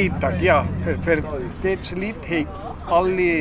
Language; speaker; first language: German; early bilingual, heritage; German